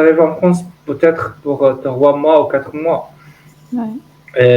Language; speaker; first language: French; non-native, learner; Arabic